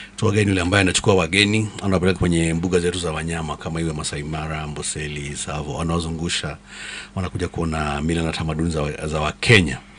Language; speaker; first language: Swahili; non-native, local second language; Kikuyu